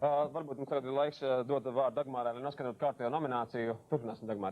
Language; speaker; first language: Latvian; native; Latvian